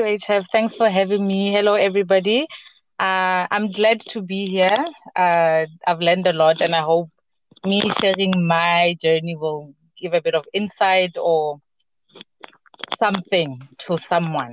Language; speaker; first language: English; non-native, local second language; Southern Sotho